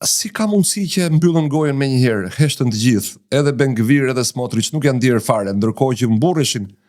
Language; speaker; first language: Albanian; native; Albanian